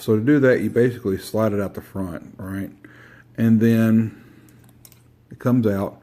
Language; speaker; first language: English; native; English